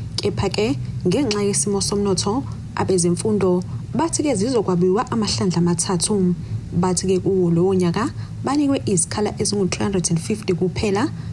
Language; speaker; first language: Zulu; native; Zulu